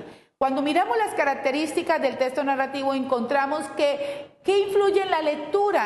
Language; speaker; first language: Spanish; native; Spanish